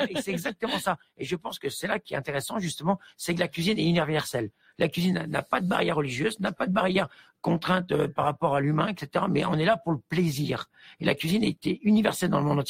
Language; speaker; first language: French; native; French